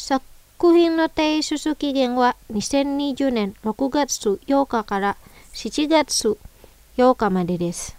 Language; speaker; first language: Japanese; non-native, fluent; Indonesian